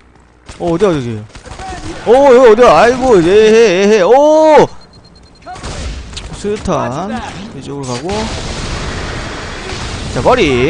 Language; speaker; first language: Korean; native; Korean